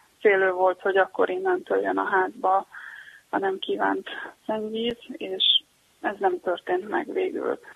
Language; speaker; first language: Hungarian; native; Hungarian